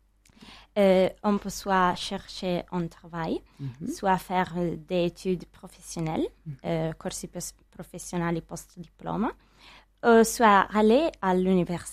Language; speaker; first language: French; non-native, learner; Italian